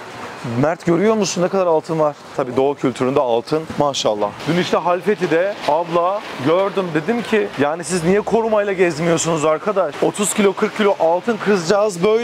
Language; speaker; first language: Turkish; native; Turkish